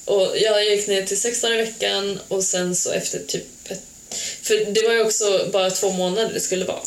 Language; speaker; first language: Swedish; early bilingual, other home language; Hungarian